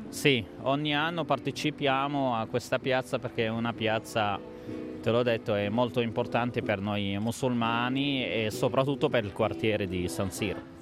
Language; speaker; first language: Italian; non-native, fluent; Arabic